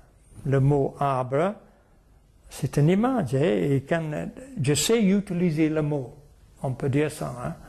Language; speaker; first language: French; non-native, fluent; English